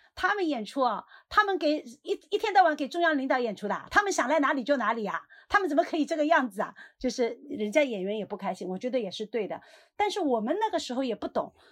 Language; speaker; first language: Chinese; native; Chinese